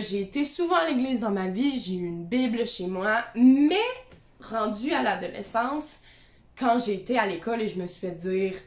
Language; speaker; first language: French; native; French